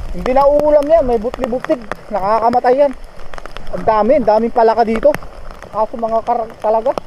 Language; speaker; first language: Filipino; non-native, local second language; Iloko